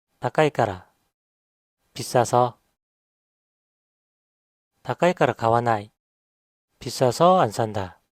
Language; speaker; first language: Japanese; non-native, fluent; Korean